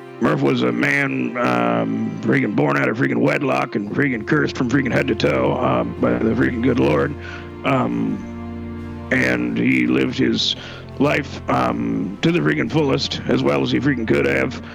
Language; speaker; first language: English; native; English